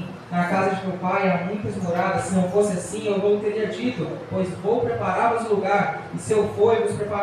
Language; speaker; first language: Portuguese; native; Portuguese